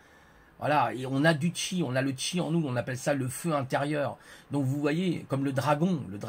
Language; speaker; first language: French; native; French